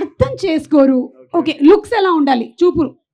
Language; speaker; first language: Telugu; native; Telugu